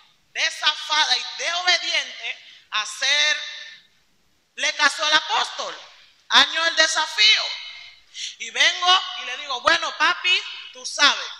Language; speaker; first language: Spanish; native; Spanish